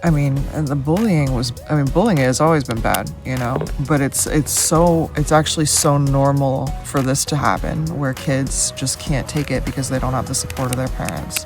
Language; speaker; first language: English; native; English